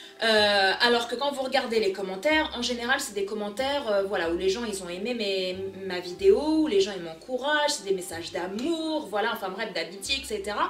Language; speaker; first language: French; early bilingual, other home language; Portuguese